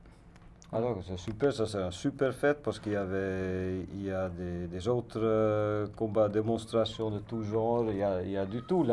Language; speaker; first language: French; non-native, learner; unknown